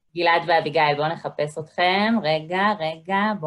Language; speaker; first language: Hebrew; native; Hebrew